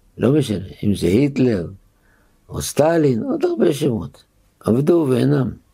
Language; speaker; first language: Hebrew; native; Hebrew